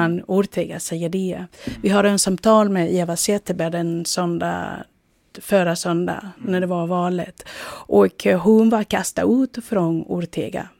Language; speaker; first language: Swedish; non-native, fluent; Spanish